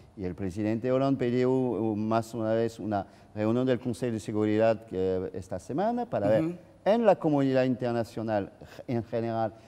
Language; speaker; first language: Spanish; non-native, fluent; French